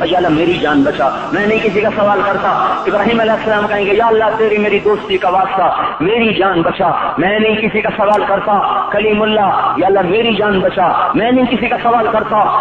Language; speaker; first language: Urdu; non-native, local second language; Punjabi